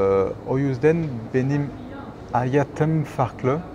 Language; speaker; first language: Turkish; non-native, learner; French